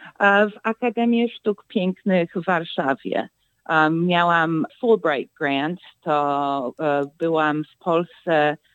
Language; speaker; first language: Polish; early bilingual, heritage; Polish